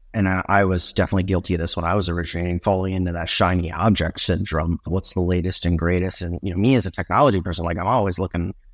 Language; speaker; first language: English; native; English